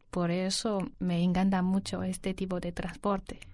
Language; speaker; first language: Spanish; non-native, learner; Chinese